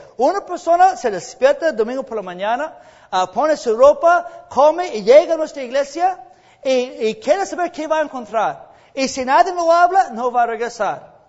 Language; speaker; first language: Spanish; non-native, fluent; English